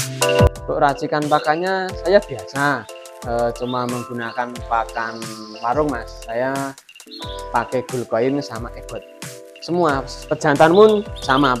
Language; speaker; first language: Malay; non-native, local second language; Javanese